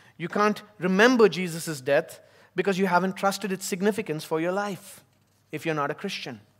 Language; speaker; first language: English; non-native, local second language; Tamil